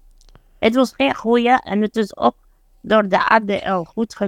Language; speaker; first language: Dutch; non-native, fluent; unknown